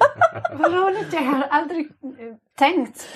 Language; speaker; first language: Swedish; non-native, fluent; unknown